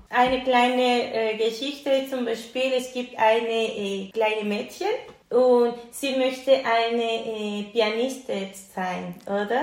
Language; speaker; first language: German; non-native, learner; Spanish